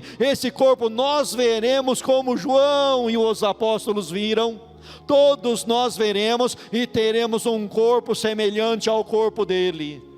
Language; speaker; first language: Portuguese; native; Portuguese